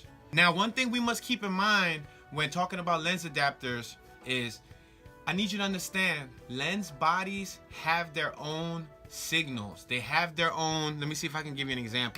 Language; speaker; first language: English; native; English